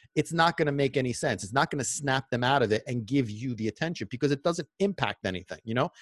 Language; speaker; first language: English; non-native, fluent; Italian